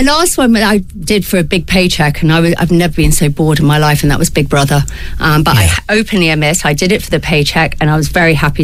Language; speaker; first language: English; native; English